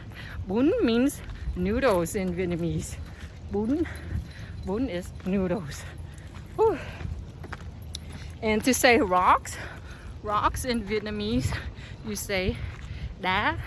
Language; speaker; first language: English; non-native, fluent; Vietnamese